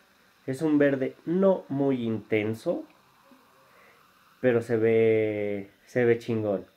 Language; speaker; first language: Spanish; native; Spanish